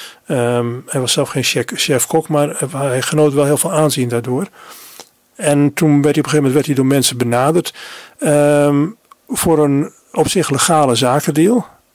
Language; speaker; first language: Dutch; native; Dutch